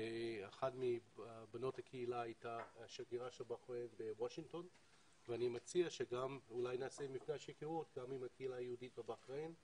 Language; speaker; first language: Hebrew; native; Hebrew